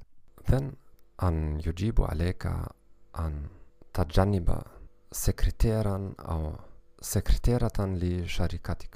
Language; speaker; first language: Arabic; non-native, learner; German